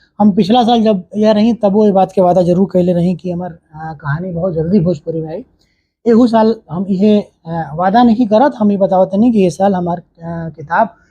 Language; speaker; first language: Bhojpuri; non-native, local second language; Hindi